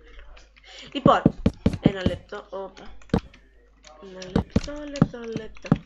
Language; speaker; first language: Greek; native; Greek